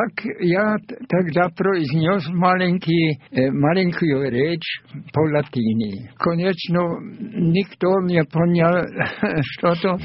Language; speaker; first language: Russian; non-native, fluent; German